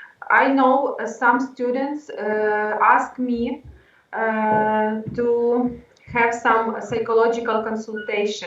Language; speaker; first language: English; non-native, learner; Ukrainian